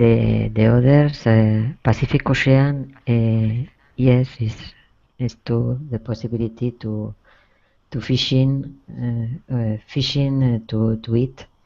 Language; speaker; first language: English; non-native, learner; Spanish